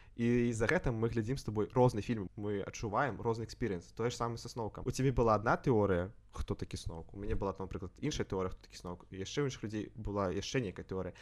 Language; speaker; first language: Belarusian; non-native, local second language; Russian